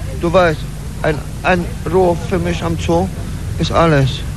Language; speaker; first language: German; non-native, learner; Polish